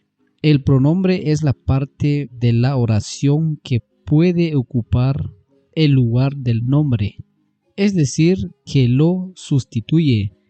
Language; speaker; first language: Spanish; non-native, local second language; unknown